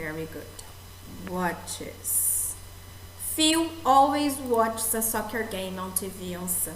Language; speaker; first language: English; non-native, fluent; Portuguese